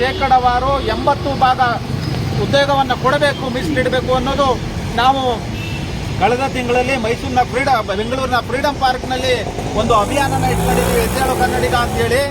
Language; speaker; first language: Kannada; native; Kannada